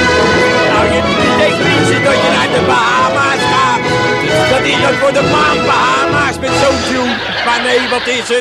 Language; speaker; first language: Dutch; native; Dutch